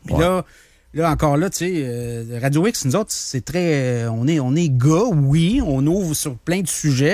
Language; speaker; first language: French; native; French